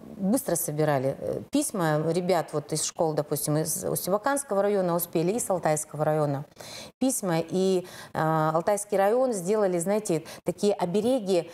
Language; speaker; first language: Russian; native; Russian